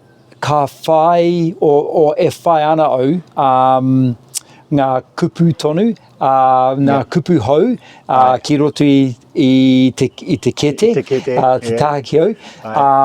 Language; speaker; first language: Māori; non-native, local second language; English